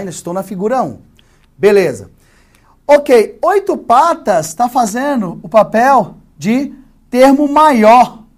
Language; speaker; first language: Portuguese; native; Portuguese